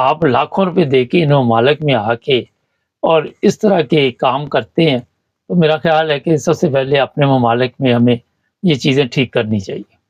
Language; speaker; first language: Urdu; native; Urdu